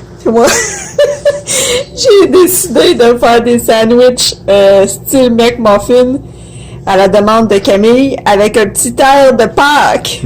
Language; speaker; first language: French; native; French